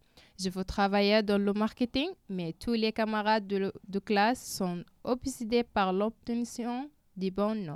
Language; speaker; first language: French; non-native, learner; Arabic